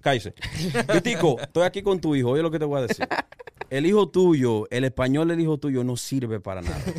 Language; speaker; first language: Spanish; early bilingual, other home language; English